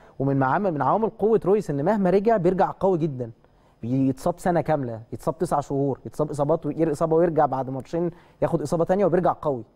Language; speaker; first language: Egyptian Arabic; native; Egyptian Arabic